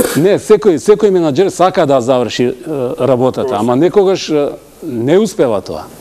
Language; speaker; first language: Macedonian; non-native, local second language; Albanian